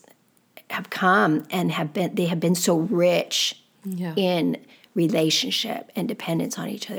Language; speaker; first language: English; native; English